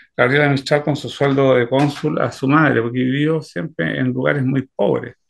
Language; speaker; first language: Spanish; native; Spanish